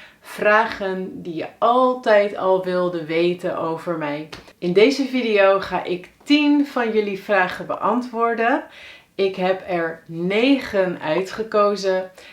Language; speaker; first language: Dutch; native; Dutch